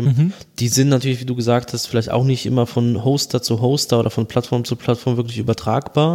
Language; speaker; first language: German; native; German